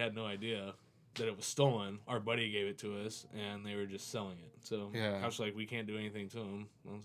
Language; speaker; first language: English; native; English